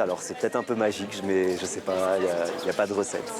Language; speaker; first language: French; native; French